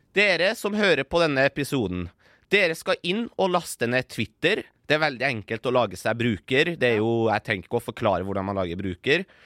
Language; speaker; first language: Norwegian; early bilingual, other home language; Persian